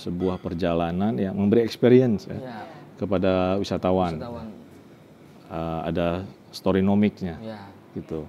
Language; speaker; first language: Indonesian; native; Indonesian